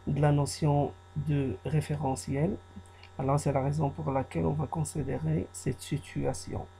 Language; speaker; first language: French; non-native, local second language; Arabic